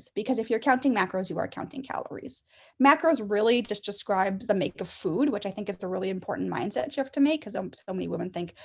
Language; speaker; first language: English; native; English